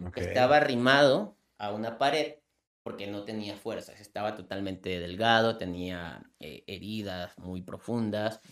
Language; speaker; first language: Spanish; native; Spanish